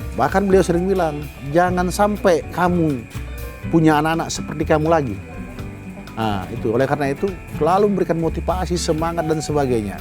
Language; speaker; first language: Indonesian; non-native, local second language; Balinese